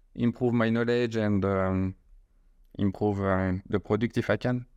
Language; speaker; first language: English; non-native, fluent; French